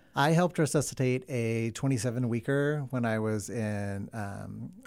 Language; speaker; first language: English; native; English